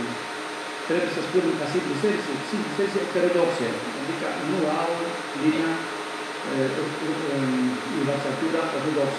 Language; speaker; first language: Romanian; non-native, learner; Greek